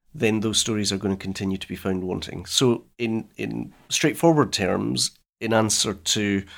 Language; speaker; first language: English; native; English